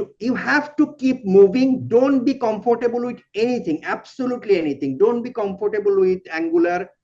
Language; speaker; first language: English; non-native, local second language; Bangla